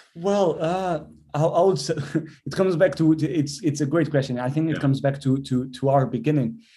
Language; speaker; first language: English; non-native, fluent; Portuguese